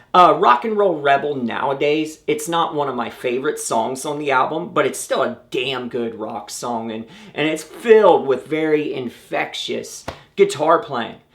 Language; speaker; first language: English; native; English